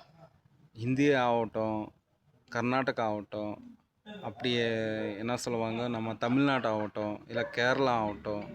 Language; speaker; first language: Tamil; non-native, local second language; Kannada